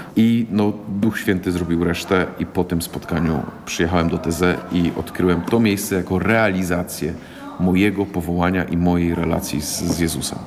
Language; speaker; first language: Polish; native; Polish